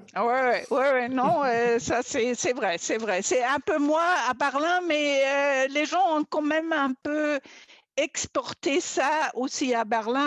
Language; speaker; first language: French; non-native, fluent; German